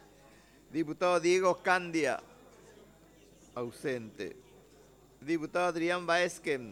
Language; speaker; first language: Spanish; native; Spanish